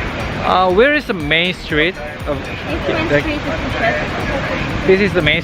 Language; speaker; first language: English; non-native, learner; Korean